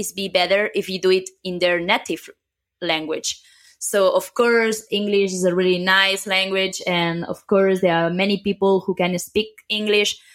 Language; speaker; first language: English; non-native, fluent; Catalan